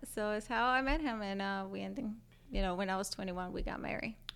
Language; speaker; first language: English; non-native, fluent; Spanish